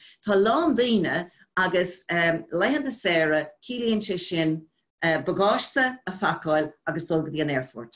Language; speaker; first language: Irish; non-native, local second language; English